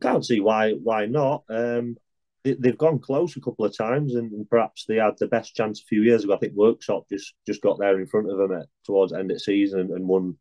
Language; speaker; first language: English; native; English